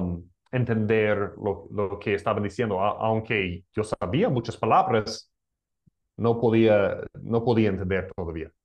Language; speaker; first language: Spanish; non-native, learner; English